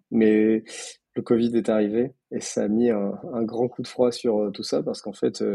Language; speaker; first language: French; native; French